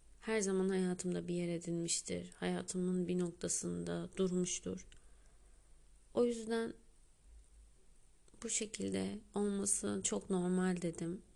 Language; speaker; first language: Turkish; native; Turkish